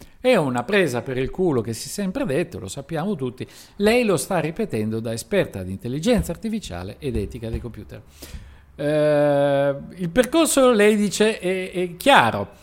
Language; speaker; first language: Italian; native; Italian